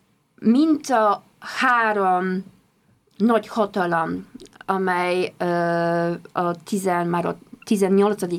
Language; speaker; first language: Hungarian; non-native, fluent; Polish